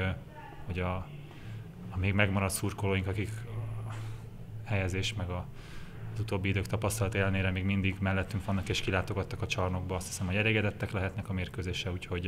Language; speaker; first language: Hungarian; native; Hungarian